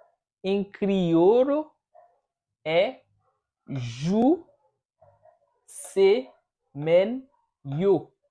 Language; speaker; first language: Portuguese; non-native, fluent; Haitian Creole